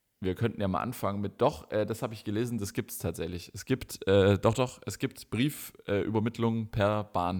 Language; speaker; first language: German; native; German